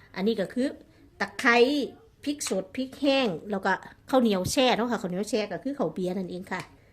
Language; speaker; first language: Thai; native; Thai